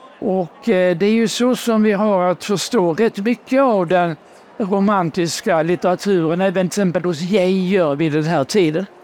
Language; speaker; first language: Swedish; native; Swedish